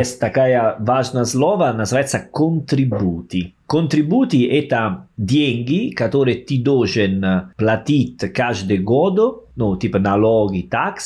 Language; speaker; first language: Russian; non-native, learner; Italian